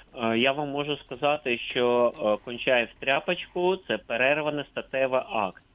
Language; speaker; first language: Ukrainian; native; Ukrainian